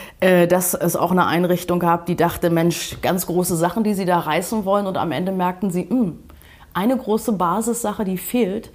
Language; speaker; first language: German; native; German